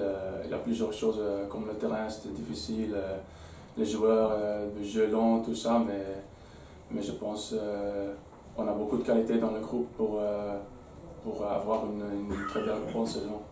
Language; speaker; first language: French; non-native, fluent; Dutch